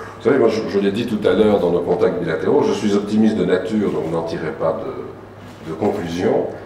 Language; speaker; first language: French; native; French